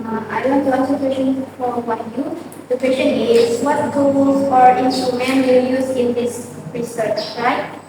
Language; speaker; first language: English; non-native, learner; Indonesian